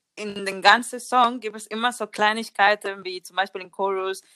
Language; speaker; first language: German; non-native, learner; Spanish